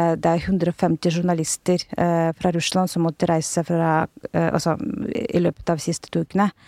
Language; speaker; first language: Norwegian; non-native, fluent; Russian